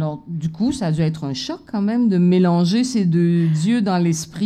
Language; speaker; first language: French; native; French